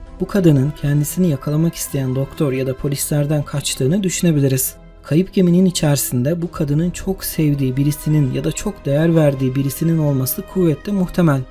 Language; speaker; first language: Turkish; native; Turkish